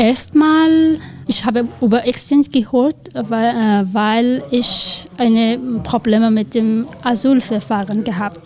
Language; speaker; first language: German; non-native, learner; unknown